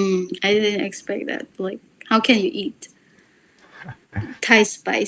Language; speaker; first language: English; non-native, learner; Thai